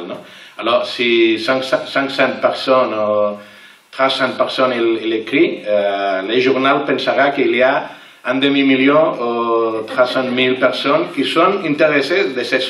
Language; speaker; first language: French; non-native, learner; Catalan